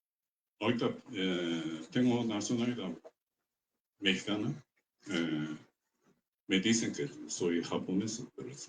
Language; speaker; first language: Spanish; non-native, learner; Japanese